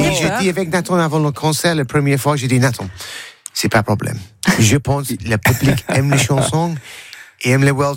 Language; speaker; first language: French; non-native, learner; English